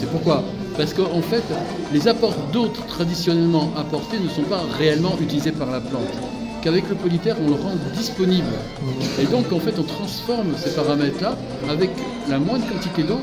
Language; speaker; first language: French; native; French